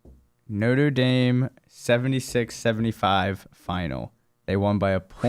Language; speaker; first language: English; native; English